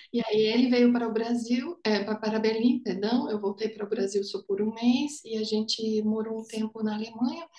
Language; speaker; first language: Portuguese; non-native, fluent; German